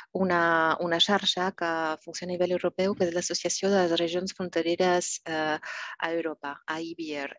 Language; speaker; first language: Catalan; non-native, learner; French